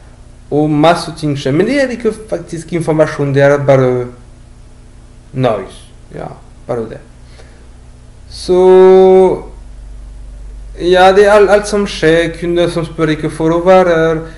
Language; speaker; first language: Norwegian; non-native, learner; French